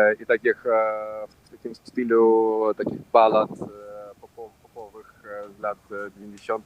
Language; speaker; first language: Polish; non-native, local second language; Russian